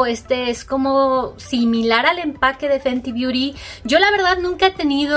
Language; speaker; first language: Spanish; native; Spanish